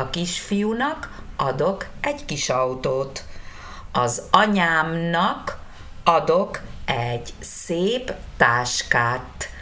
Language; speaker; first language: Hungarian; non-native, fluent; Spanish